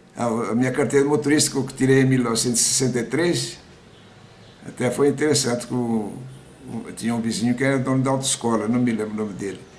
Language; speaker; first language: Portuguese; native; Portuguese